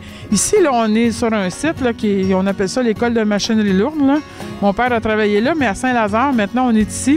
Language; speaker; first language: French; native; French